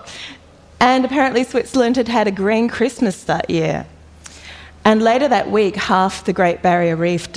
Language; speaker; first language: English; native; English